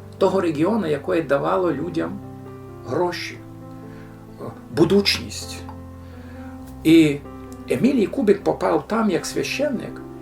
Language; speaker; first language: Ukrainian; native; Ukrainian